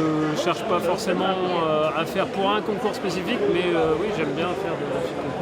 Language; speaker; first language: French; native; French